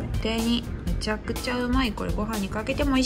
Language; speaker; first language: Japanese; native; Japanese